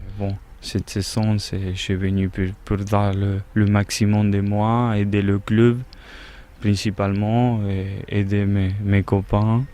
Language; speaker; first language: French; non-native, fluent; Spanish